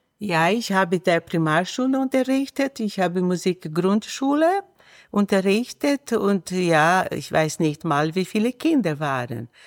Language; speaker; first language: German; non-native, fluent; Portuguese